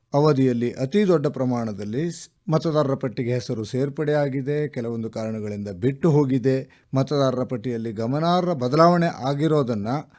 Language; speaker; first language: Kannada; native; Kannada